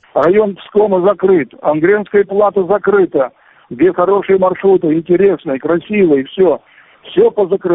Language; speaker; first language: Russian; non-native, local second language; Uzbek